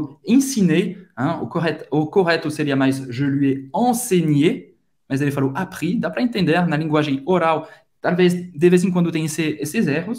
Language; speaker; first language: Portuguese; non-native, fluent; French